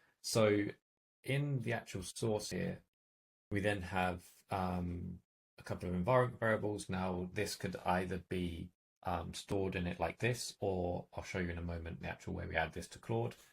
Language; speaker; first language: English; native; English